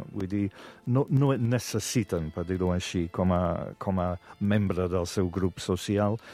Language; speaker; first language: Catalan; non-native, fluent; English